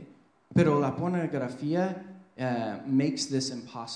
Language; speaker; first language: Spanish; non-native, fluent; English